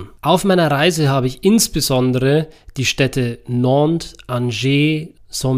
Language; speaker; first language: German; native; German